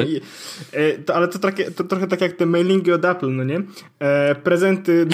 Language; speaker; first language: Polish; native; Polish